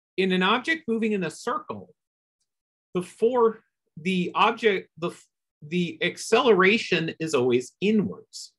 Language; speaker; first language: English; native; English